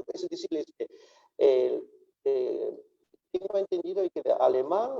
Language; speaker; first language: Spanish; non-native, fluent; Japanese